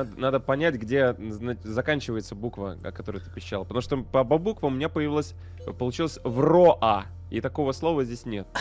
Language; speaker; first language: Russian; native; Russian